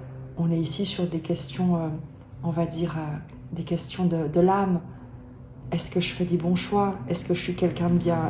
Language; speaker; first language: French; native; French